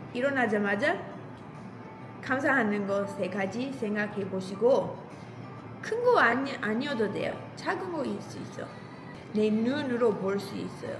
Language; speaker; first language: Korean; non-native, learner; English